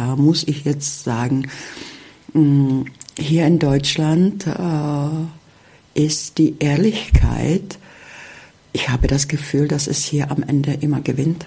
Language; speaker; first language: German; early bilingual, heritage; Czech